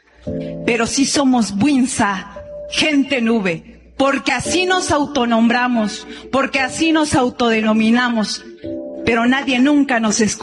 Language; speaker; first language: Spanish; non-native, local second language; Zapotec